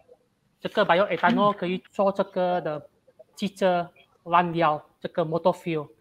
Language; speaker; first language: Chinese; non-native, learner; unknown